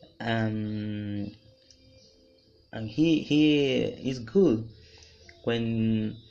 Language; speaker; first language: English; non-native, learner; Spanish